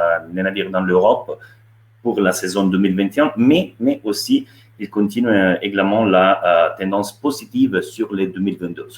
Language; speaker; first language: French; non-native, fluent; Italian